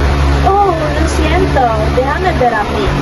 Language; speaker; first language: Spanish; non-native, learner; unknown